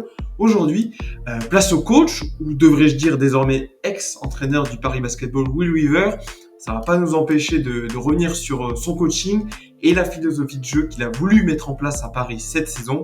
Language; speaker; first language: French; native; French